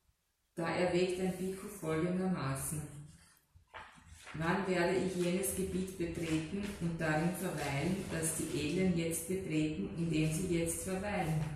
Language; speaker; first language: German; native; German